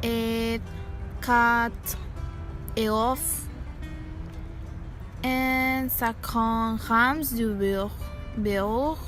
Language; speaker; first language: French; non-native, learner; Spanish